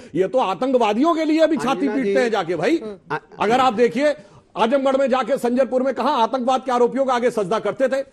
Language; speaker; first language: Hindi; native; Hindi